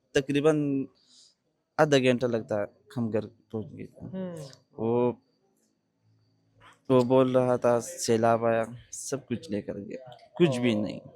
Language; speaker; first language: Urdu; non-native, local second language; Pashto